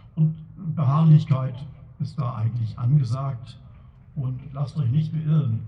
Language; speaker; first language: German; native; German